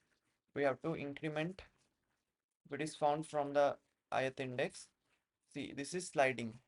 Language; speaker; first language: English; non-native, local second language; Hindi